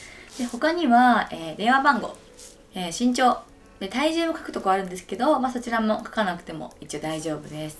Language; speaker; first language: Japanese; native; Japanese